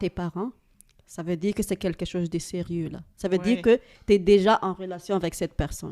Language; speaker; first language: French; non-native, local second language; Malagasy